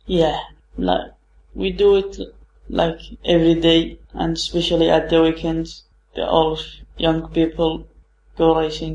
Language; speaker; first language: English; non-native, learner; Arabic